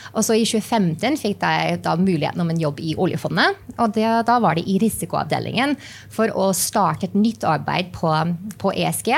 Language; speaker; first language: Norwegian; non-native, fluent; English